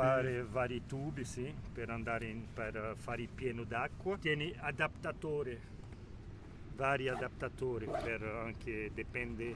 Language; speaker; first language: Italian; non-native, local second language; Spanish